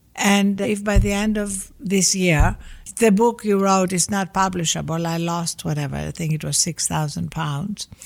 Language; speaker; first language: English; non-native, fluent; Greek